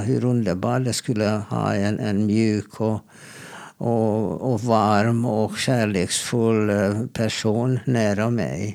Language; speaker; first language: Swedish; non-native, fluent; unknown